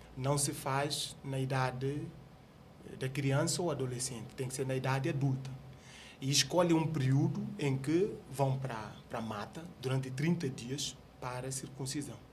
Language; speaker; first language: Portuguese; non-native, local second language; Upper Guinea Crioulo